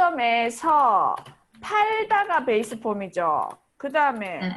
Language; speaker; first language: Korean; native; Korean